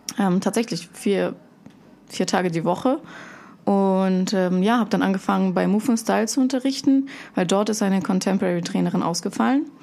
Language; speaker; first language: German; early bilingual, other home language; Russian